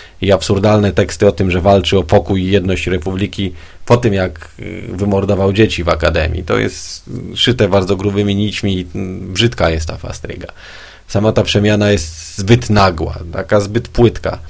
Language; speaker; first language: Polish; native; Polish